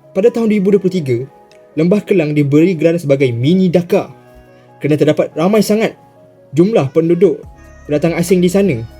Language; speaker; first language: Malay; native; Malay